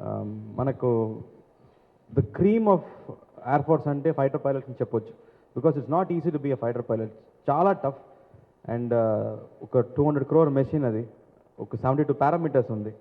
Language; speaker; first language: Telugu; non-native, learner; Tamil